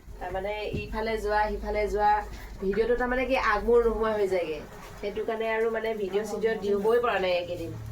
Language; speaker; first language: Assamese; non-native, local second language; Manipuri